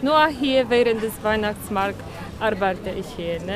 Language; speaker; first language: German; non-native, fluent; Polish